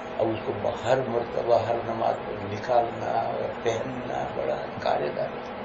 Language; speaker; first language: Urdu; non-native, local second language; Gujarati